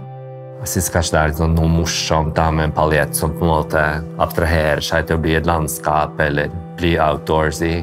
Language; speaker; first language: Norwegian; early bilingual, other home language; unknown